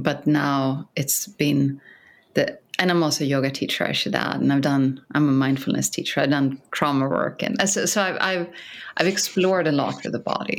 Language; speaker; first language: English; non-native, fluent; Swedish